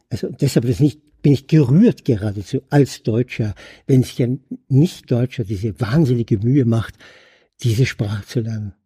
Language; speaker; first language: German; native; German